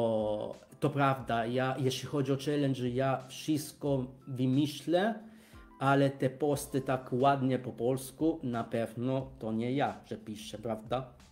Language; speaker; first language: Polish; non-native, fluent; Italian